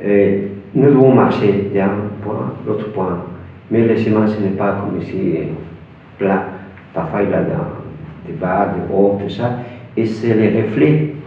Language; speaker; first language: French; non-native, fluent; Spanish